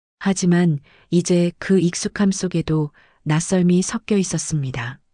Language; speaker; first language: Korean; native; Korean